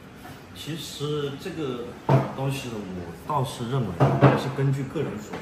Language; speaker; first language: Chinese; native; Chinese